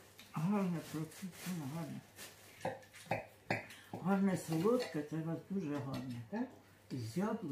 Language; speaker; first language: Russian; non-native, local second language; Ukrainian